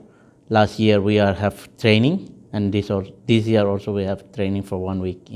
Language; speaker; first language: English; non-native, fluent; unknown